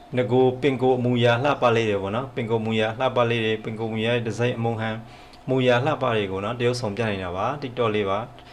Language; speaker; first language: Burmese; native; Burmese